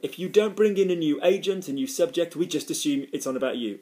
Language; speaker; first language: English; native; English